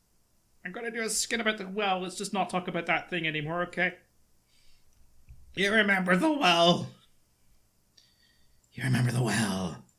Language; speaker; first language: English; native; English